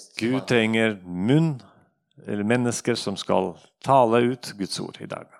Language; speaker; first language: Norwegian; non-native, fluent; Russian